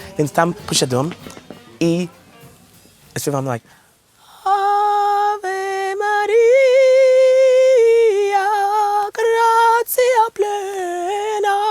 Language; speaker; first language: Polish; non-native, learner; English